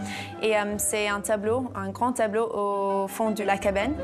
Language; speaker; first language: French; non-native, learner; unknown